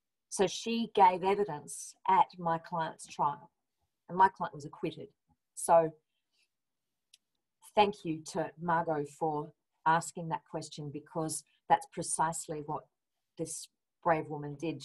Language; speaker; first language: English; native; English